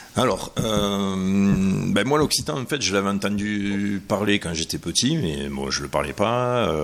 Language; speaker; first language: French; native; French